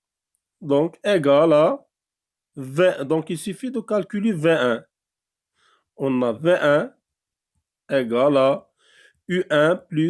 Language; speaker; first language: French; non-native, local second language; Arabic